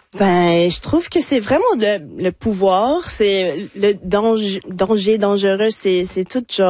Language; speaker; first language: French; non-native, local second language; English